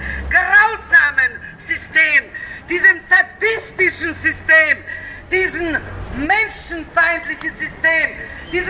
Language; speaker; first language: German; non-native, fluent; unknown